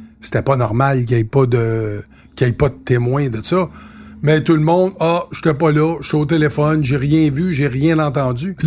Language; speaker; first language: French; native; French